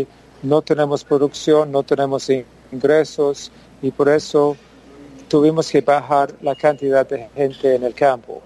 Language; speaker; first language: Spanish; non-native, fluent; English